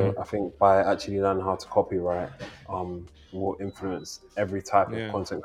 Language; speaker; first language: English; native; English